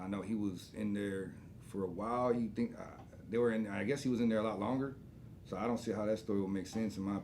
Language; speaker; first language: English; native; English